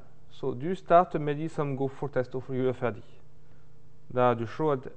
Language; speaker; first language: Norwegian; non-native, learner; French